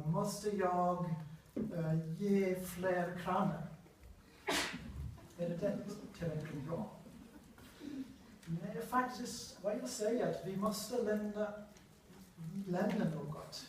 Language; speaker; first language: Swedish; non-native, learner; English